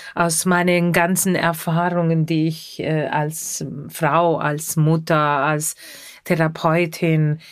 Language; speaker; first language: German; non-native, fluent; Spanish